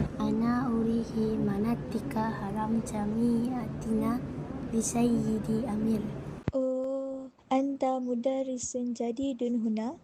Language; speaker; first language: Arabic; non-native, learner; Malay